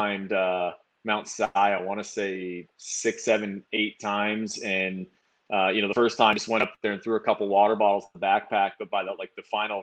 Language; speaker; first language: English; native; English